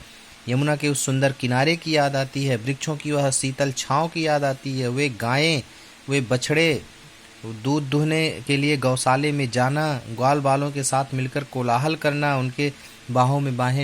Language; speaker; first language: Hindi; native; Hindi